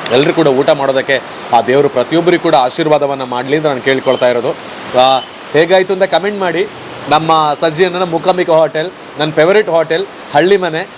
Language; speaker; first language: Kannada; native; Kannada